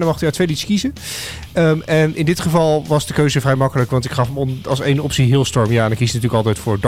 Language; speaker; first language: Dutch; native; Dutch